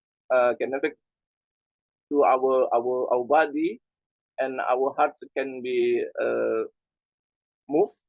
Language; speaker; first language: English; non-native, learner; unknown